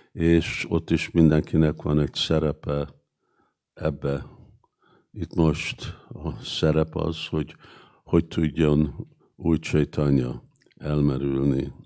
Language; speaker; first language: Hungarian; early bilingual, heritage; Hungarian